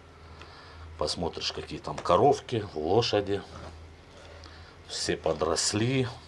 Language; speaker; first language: Russian; native; Russian